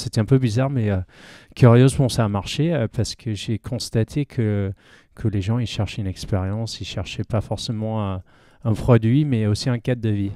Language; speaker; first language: French; non-native, fluent; English